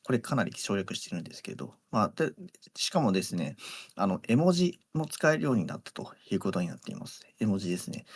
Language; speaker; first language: Japanese; native; Japanese